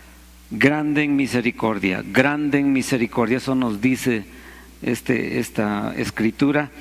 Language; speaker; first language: Spanish; native; Spanish